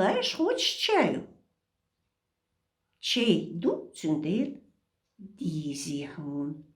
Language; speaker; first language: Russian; non-native, local second language; Chechen